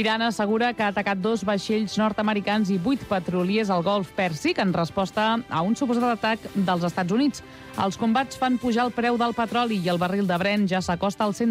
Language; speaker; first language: Catalan; native; Catalan